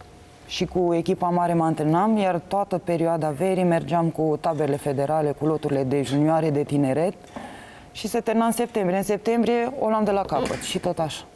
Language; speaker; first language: Romanian; native; Romanian